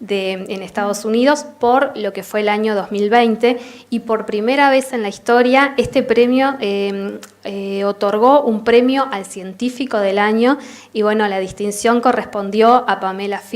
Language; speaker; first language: Spanish; native; Spanish